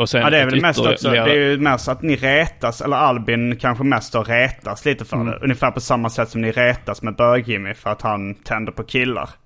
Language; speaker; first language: Swedish; native; Swedish